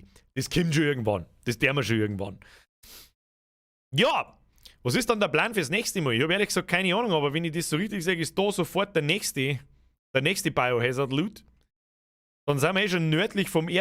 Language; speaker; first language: German; native; German